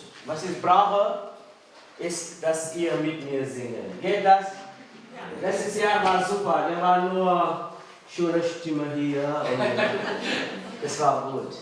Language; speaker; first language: German; non-native, fluent; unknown